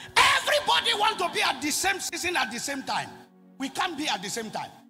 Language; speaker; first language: English; non-native, local second language; Yoruba